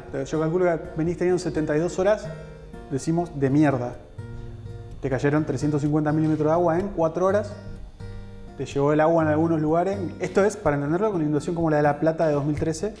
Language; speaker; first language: Spanish; native; Spanish